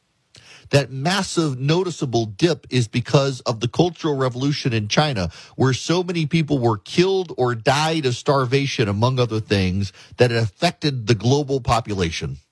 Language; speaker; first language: English; native; English